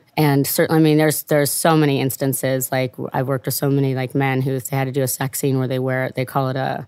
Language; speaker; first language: English; non-native, fluent; Italian